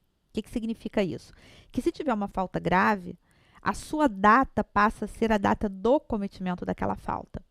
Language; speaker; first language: Portuguese; native; Portuguese